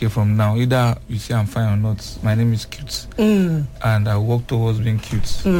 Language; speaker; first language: English; non-native, local second language; Yoruba